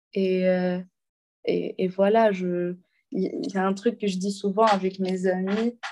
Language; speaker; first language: French; non-native, local second language; Arabic